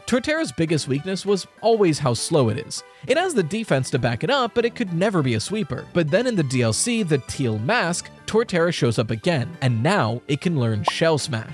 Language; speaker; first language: English; native; English